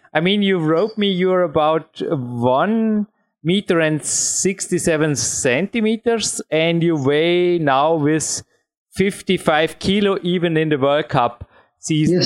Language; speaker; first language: English; non-native, fluent; German